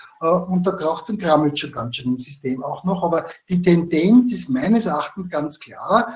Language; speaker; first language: German; native; German